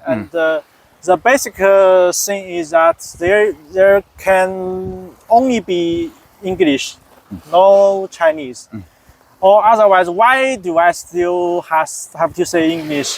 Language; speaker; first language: English; non-native, fluent; Chinese